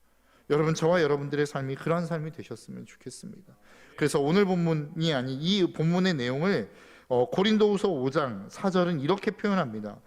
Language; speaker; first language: Korean; native; Korean